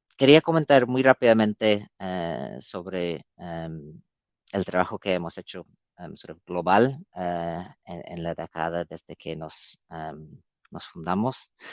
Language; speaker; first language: Spanish; non-native, fluent; English